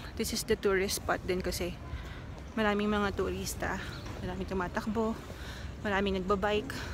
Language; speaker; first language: Filipino; native; Filipino